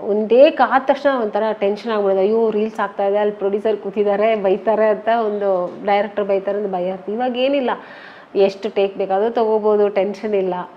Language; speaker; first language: Kannada; native; Kannada